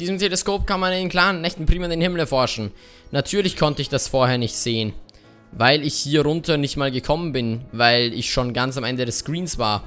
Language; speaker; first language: German; native; German